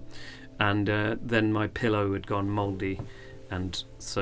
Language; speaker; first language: English; native; English